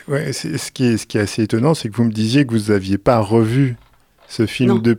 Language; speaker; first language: French; native; French